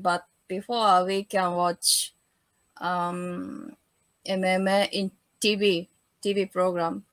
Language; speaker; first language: English; non-native, learner; Japanese